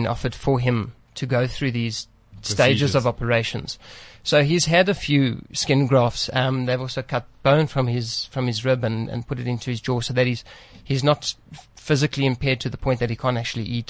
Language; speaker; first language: English; native; English